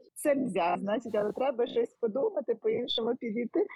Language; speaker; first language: Ukrainian; native; Ukrainian